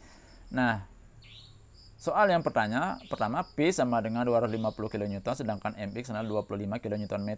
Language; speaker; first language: Indonesian; native; Indonesian